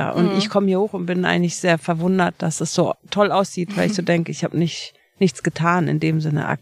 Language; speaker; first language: German; native; German